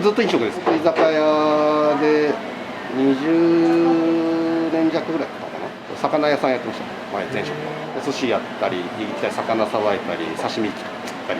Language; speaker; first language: Japanese; native; Japanese